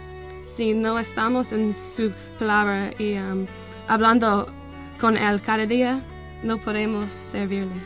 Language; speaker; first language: Spanish; non-native, learner; English